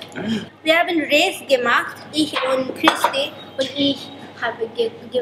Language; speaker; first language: German; non-native, learner; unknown